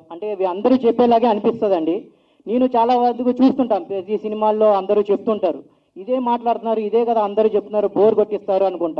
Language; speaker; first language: Telugu; native; Telugu